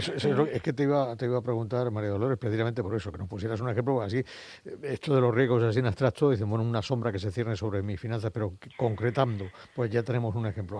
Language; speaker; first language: Spanish; native; Spanish